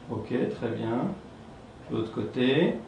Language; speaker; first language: French; native; French